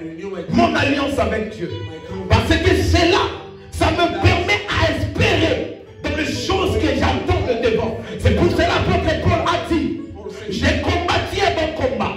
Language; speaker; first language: French; non-native, local second language; Lingala